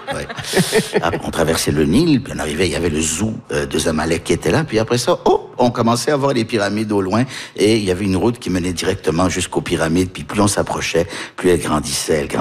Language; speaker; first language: French; early bilingual, heritage; French